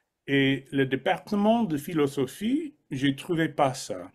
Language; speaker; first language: French; non-native, fluent; English